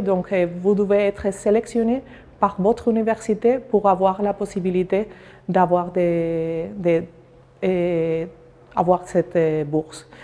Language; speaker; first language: French; non-native, learner; Spanish